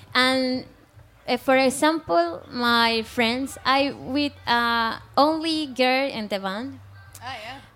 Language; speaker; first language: English; non-native, learner; Spanish